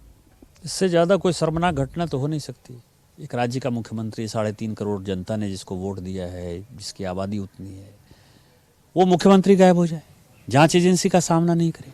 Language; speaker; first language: Hindi; native; Hindi